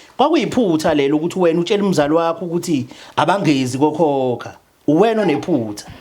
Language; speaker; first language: Zulu; native; Zulu